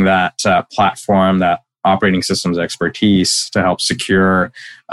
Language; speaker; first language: English; non-native, local second language; Bangla